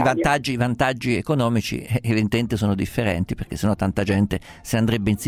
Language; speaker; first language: Italian; native; Italian